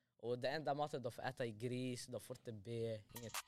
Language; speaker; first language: Swedish; early bilingual, other home language; Arabic